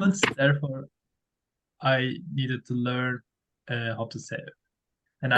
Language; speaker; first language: English; non-native, learner; Turkish